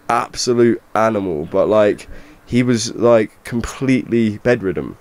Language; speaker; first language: English; native; English